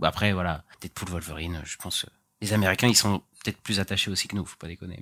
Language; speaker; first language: French; native; French